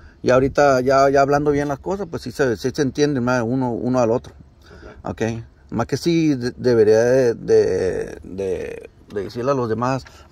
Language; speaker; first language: Spanish; early bilingual, heritage; Spanish